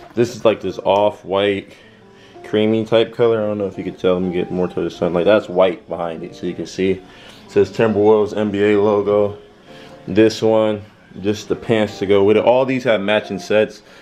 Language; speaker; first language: English; native; English